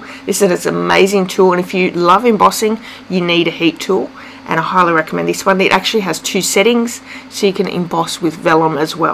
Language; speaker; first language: English; native; English